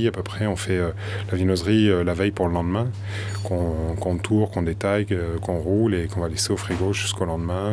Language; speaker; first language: French; native; French